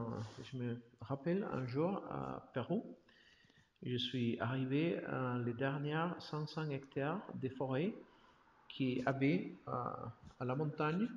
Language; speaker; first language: French; non-native, learner; Spanish